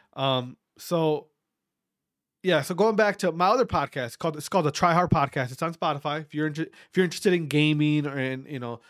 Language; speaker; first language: English; native; English